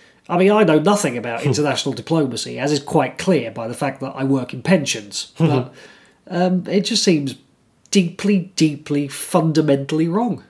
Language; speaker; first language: English; native; English